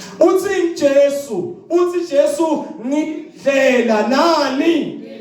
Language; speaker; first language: Zulu; non-native, local second language; Swati